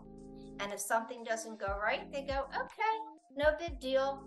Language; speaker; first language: English; native; English